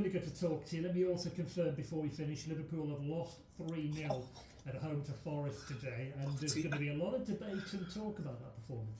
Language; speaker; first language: English; native; English